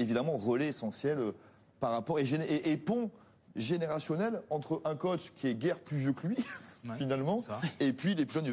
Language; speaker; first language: French; native; French